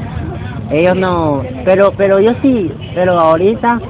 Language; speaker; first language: Spanish; non-native, learner; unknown